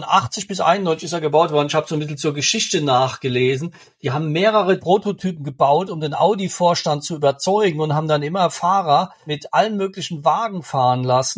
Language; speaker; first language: German; native; German